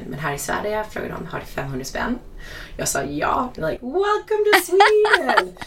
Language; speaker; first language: Swedish; non-native, fluent; English